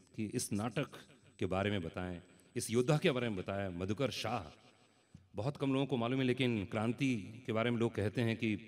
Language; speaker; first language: Hindi; native; Hindi